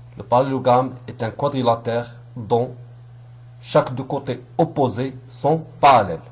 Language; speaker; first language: French; non-native, local second language; Arabic